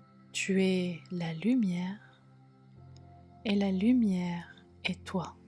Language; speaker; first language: French; native; French